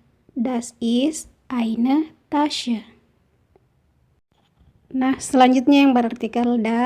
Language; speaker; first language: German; non-native, fluent; Indonesian